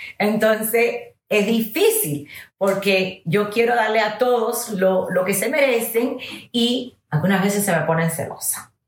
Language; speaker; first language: Spanish; early bilingual, heritage; Spanish